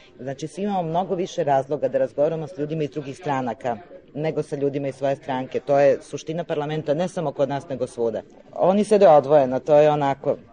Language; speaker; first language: Serbian; native; Serbian